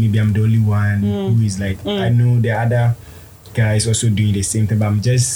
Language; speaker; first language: English; non-native, local second language; Akan